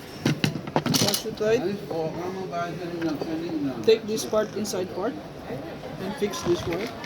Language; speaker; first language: English; non-native, learner; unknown